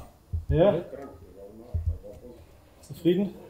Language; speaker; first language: German; native; German